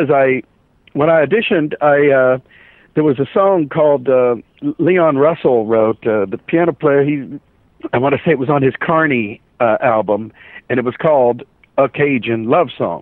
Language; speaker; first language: English; native; English